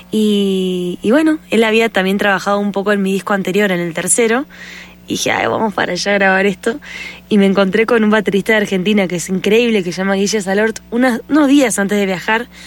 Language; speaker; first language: Spanish; native; Spanish